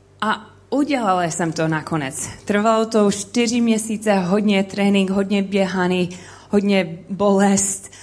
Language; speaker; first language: Czech; non-native, learner; English